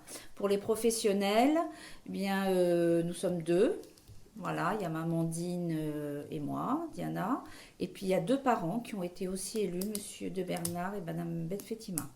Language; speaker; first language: French; native; French